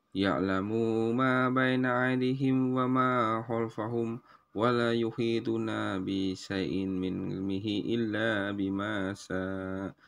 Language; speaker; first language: Arabic; non-native, learner; Indonesian